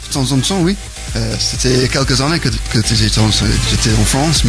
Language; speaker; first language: French; non-native, learner; English